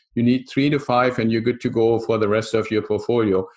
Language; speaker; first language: English; non-native, fluent; German